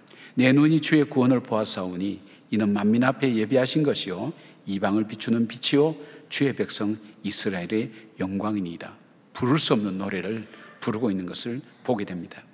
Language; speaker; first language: Korean; native; Korean